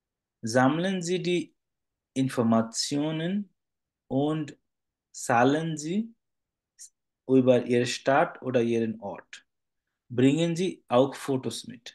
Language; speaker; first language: German; non-native, fluent; Bangla